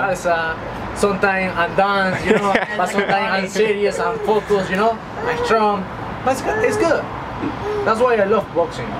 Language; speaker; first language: English; non-native, learner; Spanish